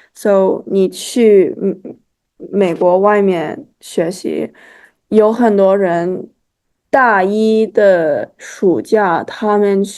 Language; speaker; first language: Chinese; early bilingual, heritage; Chinese